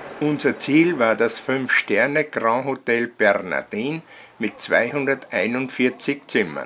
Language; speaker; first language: German; native; German